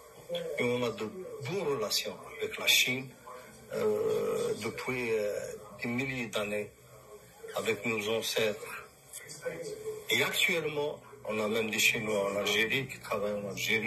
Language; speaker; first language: French; non-native, local second language; Arabic